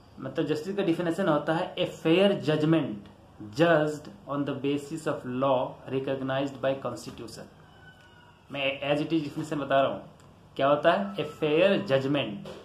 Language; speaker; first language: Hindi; native; Hindi